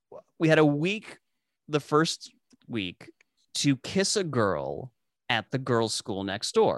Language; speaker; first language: English; native; English